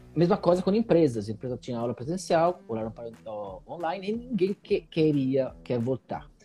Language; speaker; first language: Portuguese; non-native, fluent; Italian